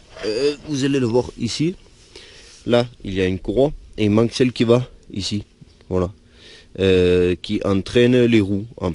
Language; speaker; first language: French; native; French